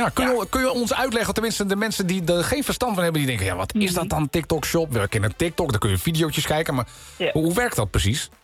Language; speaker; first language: Dutch; native; Dutch